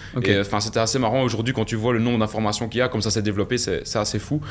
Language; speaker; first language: French; native; French